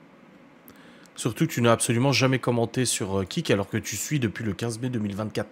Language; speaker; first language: French; native; French